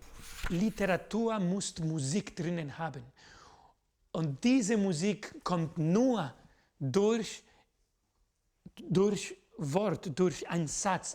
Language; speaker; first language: German; non-native, fluent; Spanish